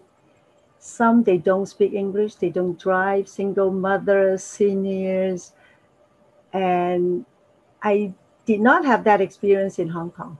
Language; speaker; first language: English; non-native, local second language; Cantonese